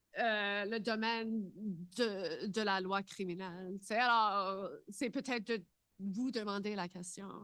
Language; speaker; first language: French; non-native, learner; English